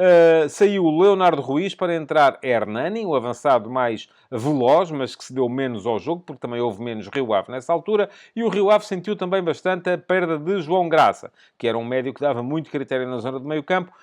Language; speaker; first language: Portuguese; native; Portuguese